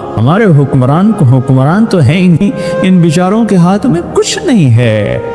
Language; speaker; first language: Urdu; non-native, local second language; Punjabi